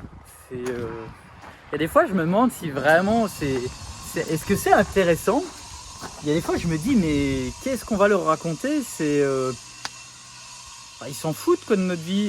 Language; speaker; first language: French; native; French